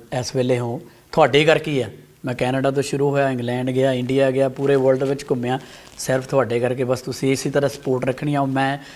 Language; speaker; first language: Punjabi; native; Punjabi